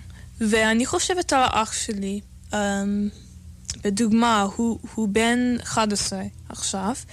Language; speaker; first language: Hebrew; non-native, learner; English